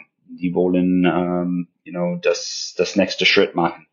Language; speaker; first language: German; non-native, fluent; English